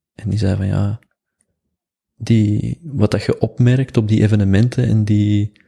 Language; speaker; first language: Dutch; native; Dutch